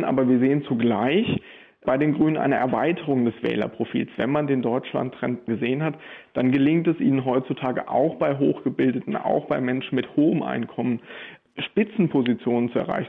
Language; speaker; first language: German; native; German